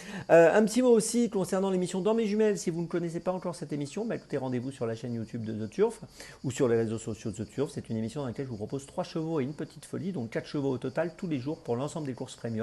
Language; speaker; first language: French; native; French